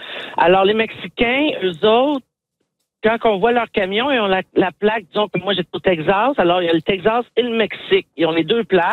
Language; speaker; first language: French; native; French